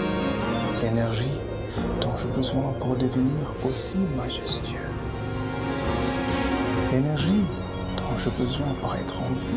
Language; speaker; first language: French; non-native, fluent; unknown